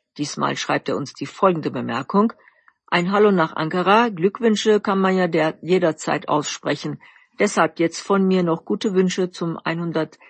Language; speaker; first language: German; non-native, fluent; Turkish